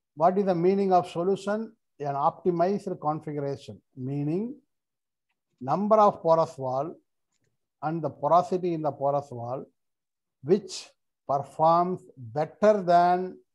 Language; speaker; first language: English; non-native, local second language; Tamil